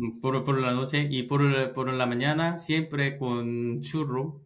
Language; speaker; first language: Spanish; non-native, learner; Korean